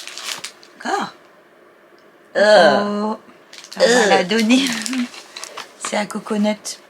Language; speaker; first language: French; native; French